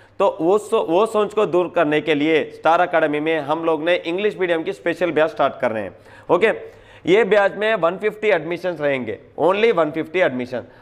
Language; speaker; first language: Hindi; non-native, local second language; Telugu